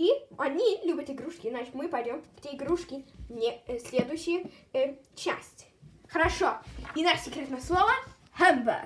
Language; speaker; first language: Russian; early bilingual, heritage; Russian